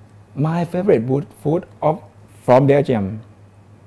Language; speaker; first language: English; non-native, learner; Thai